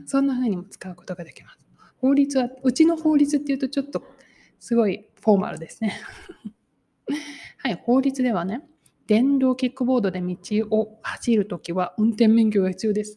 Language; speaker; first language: Japanese; native; Japanese